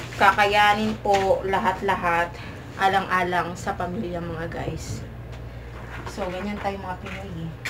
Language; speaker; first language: Filipino; non-native, local second language; Cebuano